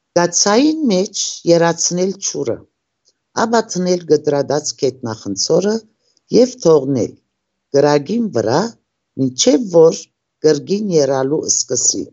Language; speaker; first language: Armenian; early bilingual, heritage; Armenian